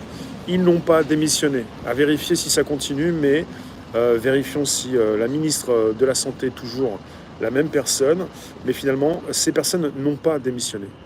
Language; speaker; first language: French; native; French